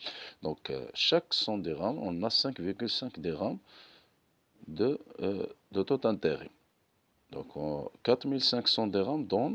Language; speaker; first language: French; non-native, local second language; Arabic